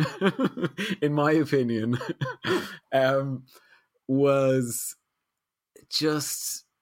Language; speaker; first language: English; native; English